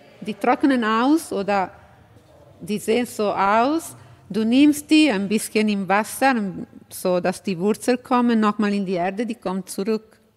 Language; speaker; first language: German; non-native, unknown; Italian